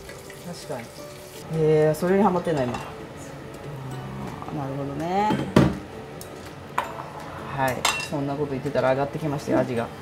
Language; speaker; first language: Japanese; native; Japanese